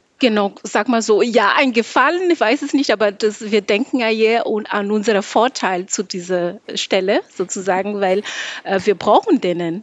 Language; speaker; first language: German; non-native, fluent; Malagasy